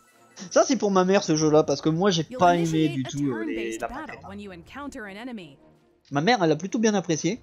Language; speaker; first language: French; native; French